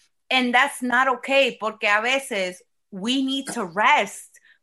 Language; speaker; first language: English; early bilingual, other home language; Spanish